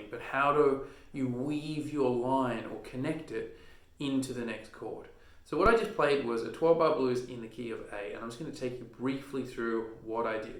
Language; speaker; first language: English; native; English